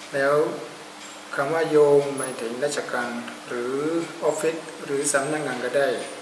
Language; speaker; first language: Thai; non-native, fluent; Burmese